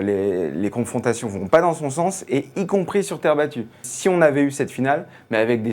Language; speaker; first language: French; native; French